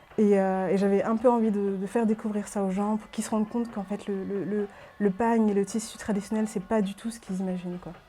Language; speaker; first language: French; early bilingual, other home language; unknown